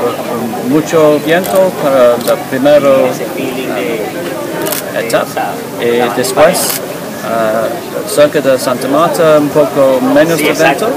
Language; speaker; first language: Spanish; non-native, learner; English